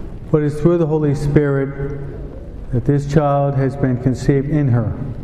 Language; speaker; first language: English; non-native, fluent; Spanish